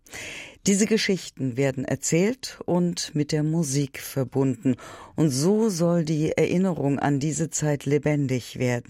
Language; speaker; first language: German; native; German